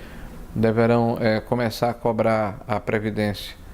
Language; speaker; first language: Portuguese; native; Portuguese